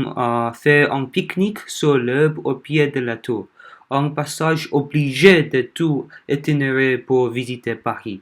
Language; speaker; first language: French; non-native, learner; Korean